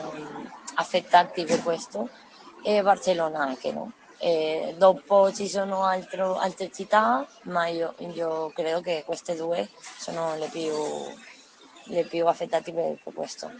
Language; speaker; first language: Italian; non-native, learner; Spanish